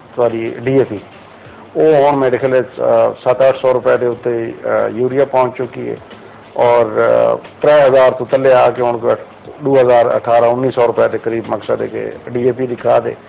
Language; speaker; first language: Punjabi; non-native, local second language; Saraiki